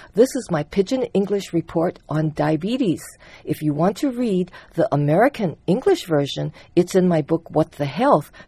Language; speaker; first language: English; early bilingual, other home language; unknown